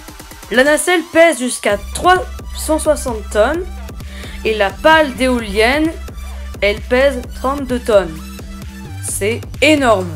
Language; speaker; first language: French; native; French